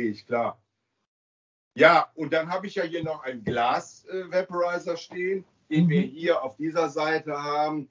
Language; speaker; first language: German; native; German